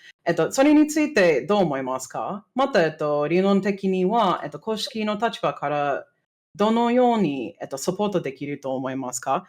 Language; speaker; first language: Japanese; non-native, fluent; English